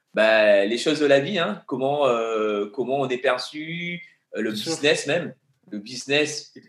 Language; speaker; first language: French; native; French